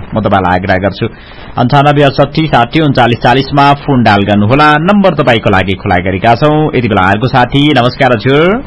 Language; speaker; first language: Nepali; non-native, local second language; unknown